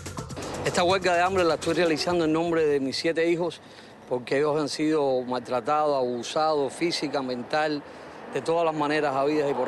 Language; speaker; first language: Spanish; native; Spanish